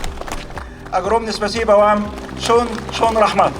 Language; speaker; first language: Russian; non-native, learner; Arabic